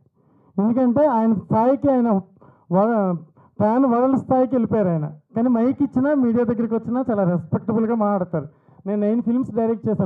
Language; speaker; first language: Telugu; native; Telugu